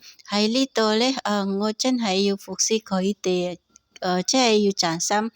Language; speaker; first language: Cantonese; non-native, learner; Indonesian